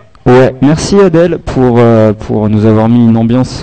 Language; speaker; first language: French; native; French